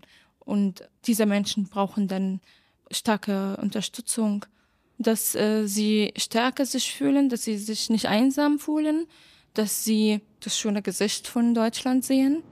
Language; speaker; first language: German; non-native, fluent; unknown